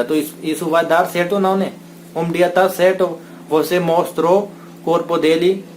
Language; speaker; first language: Portuguese; non-native, learner; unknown